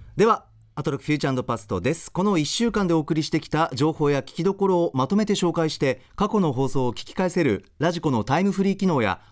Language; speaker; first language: Japanese; native; Japanese